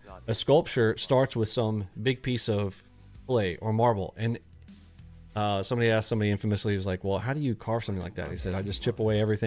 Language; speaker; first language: English; native; English